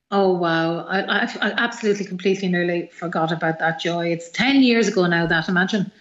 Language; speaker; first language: English; native; English